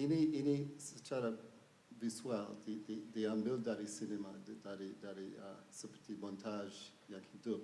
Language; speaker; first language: Indonesian; non-native, fluent; English